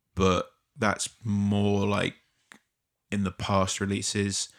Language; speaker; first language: English; native; English